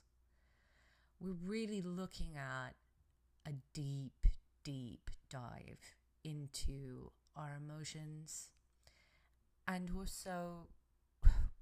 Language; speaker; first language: English; native; English